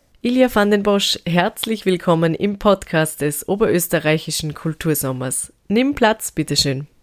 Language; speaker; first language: German; native; German